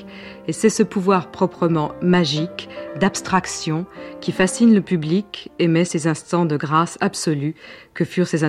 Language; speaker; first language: French; native; French